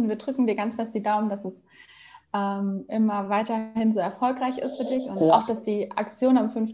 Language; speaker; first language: German; native; German